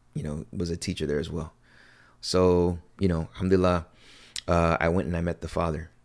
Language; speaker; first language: English; early bilingual, other home language; Akan